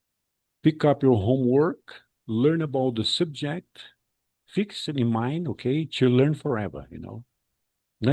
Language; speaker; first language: English; non-native, fluent; Portuguese